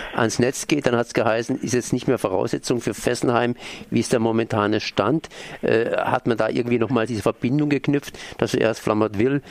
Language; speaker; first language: German; native; German